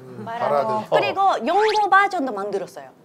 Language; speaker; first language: Korean; non-native, fluent; Japanese